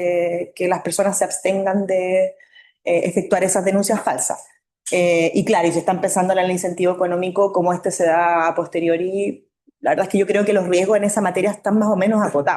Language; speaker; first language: Spanish; native; Spanish